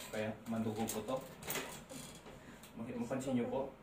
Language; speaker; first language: Filipino; native; Filipino